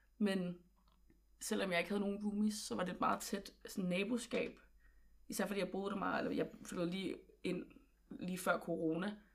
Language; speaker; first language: Danish; native; Danish